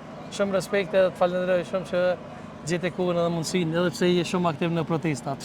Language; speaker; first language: Albanian; native; Albanian